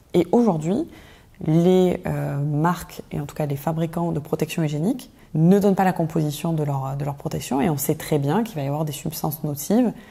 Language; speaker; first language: French; native; French